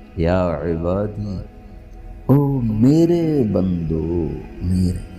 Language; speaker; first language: Urdu; non-native, local second language; Punjabi